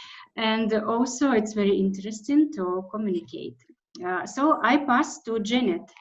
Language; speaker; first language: English; non-native, fluent; Russian